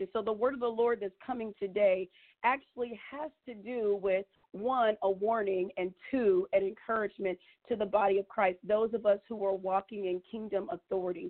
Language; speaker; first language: English; native; English